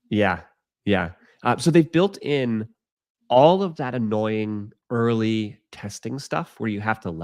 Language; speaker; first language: English; native; English